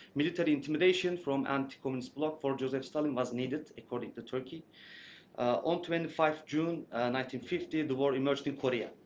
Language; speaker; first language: English; non-native, fluent; Turkish